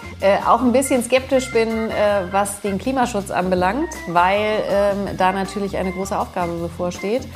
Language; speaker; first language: German; early bilingual, other home language; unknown